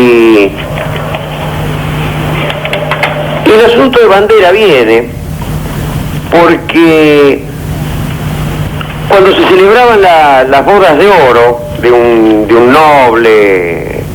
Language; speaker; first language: Spanish; native; Spanish